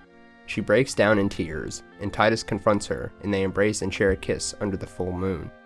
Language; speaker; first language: English; native; English